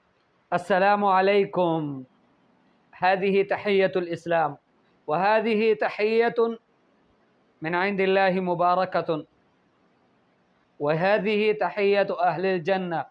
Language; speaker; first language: Arabic; non-native, fluent; Urdu